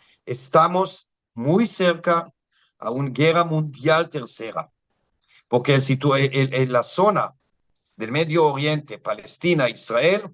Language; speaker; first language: Spanish; non-native, fluent; Hebrew